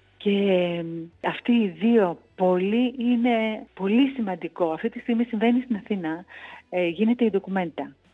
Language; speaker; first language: Greek; native; Greek